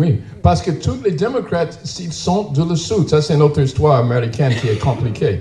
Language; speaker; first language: French; non-native, learner; English